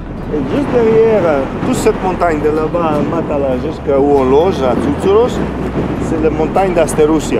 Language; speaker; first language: French; non-native, fluent; Greek